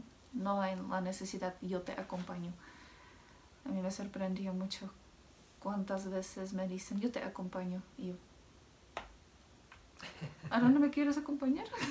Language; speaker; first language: Spanish; non-native, fluent; Czech